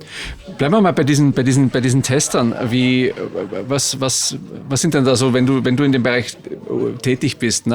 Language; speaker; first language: German; native; German